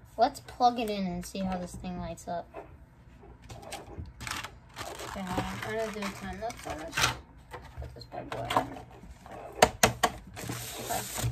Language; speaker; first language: English; native; English